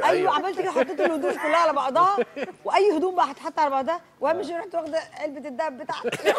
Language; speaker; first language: Arabic; native; Arabic